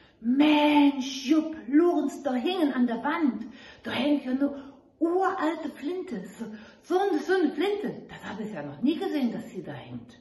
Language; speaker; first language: German; native; German